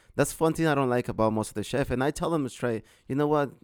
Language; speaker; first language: English; non-native, learner; Spanish